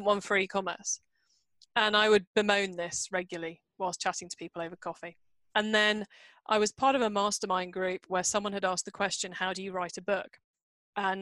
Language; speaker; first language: English; native; English